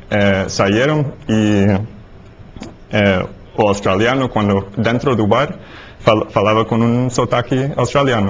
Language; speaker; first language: Portuguese; non-native, learner; English